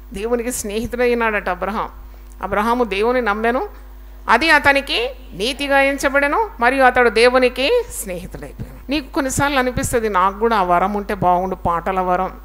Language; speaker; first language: Telugu; native; Telugu